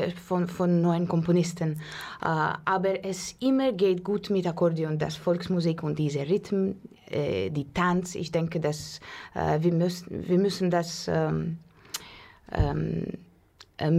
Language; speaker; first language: German; non-native, learner; Russian